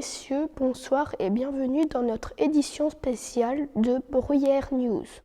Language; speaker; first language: French; native; French